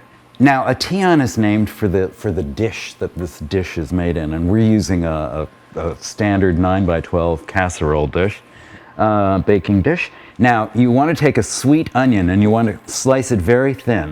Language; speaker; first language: English; native; English